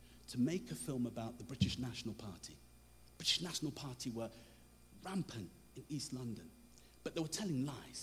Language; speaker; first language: English; native; English